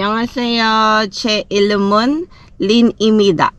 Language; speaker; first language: Korean; non-native, learner; Filipino